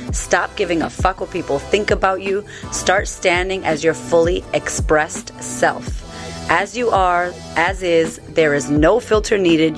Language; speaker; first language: English; native; English